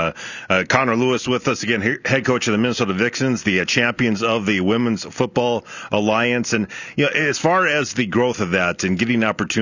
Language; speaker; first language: English; native; English